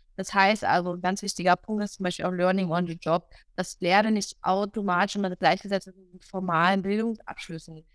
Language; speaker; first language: German; non-native, fluent; English